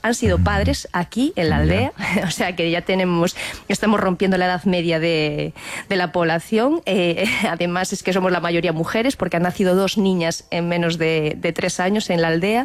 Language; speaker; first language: Spanish; native; Spanish